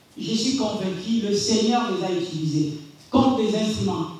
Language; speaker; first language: French; non-native, local second language; Lingala